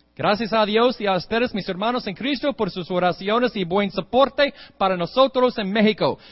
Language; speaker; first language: Spanish; non-native, learner; English